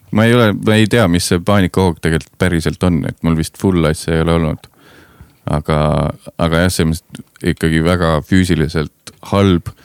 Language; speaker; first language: Estonian; native; Estonian